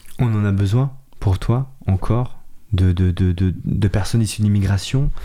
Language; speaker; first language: French; native; French